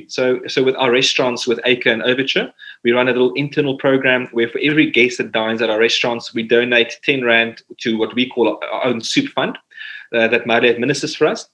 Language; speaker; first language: English; non-native, local second language; Afrikaans